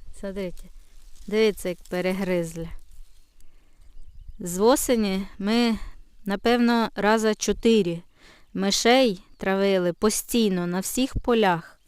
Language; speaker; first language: Ukrainian; native; Ukrainian